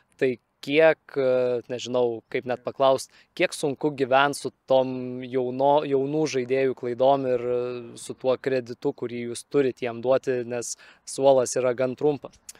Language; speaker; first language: Lithuanian; native; Lithuanian